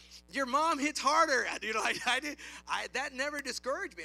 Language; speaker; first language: English; early bilingual, other home language; Spanish